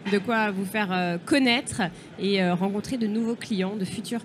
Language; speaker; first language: French; native; French